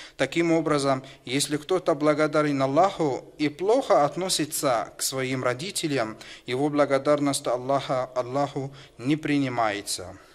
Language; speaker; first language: Russian; non-native, fluent; Arabic